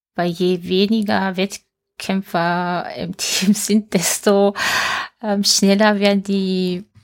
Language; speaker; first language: German; non-native, fluent; Japanese